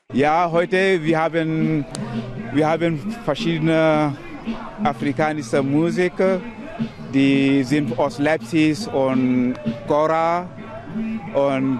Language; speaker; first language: German; non-native, learner; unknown